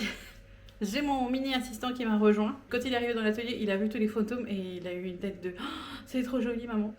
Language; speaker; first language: French; native; French